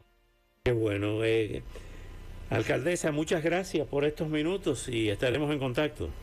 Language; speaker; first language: Spanish; native; Spanish